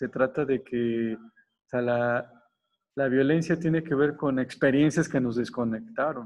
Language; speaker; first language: Spanish; native; Spanish